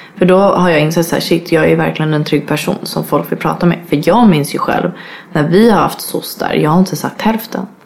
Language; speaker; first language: Swedish; native; Swedish